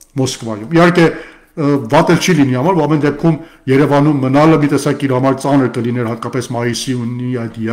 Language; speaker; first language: Armenian; early bilingual, heritage; Armenian